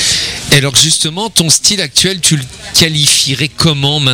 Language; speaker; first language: French; native; French